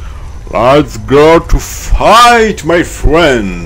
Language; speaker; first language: English; non-native, learner; French